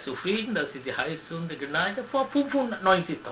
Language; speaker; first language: German; non-native, learner; Sinhala